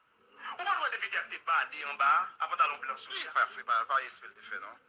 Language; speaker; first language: Haitian Creole; native; Haitian Creole